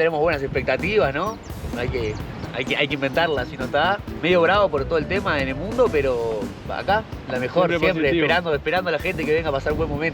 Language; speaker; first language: Spanish; native; Spanish